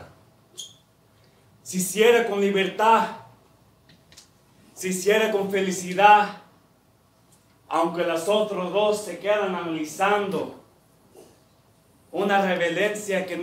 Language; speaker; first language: Spanish; early bilingual, heritage; Spanish